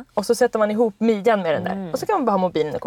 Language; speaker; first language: Swedish; native; Swedish